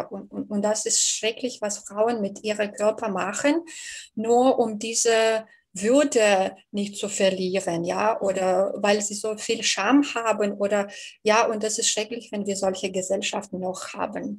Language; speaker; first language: German; non-native, fluent; Belarusian